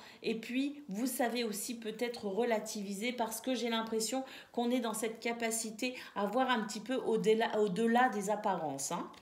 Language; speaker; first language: French; native; French